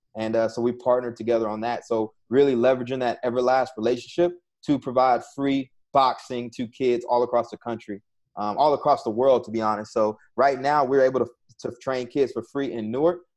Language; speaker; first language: English; native; English